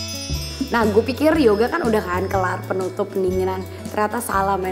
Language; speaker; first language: Indonesian; native; Indonesian